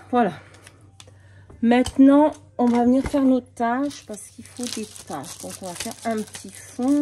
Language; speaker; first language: French; native; French